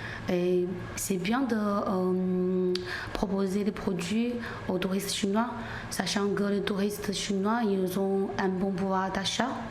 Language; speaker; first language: French; non-native, learner; Chinese